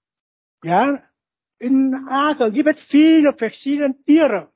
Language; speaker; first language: German; non-native, learner; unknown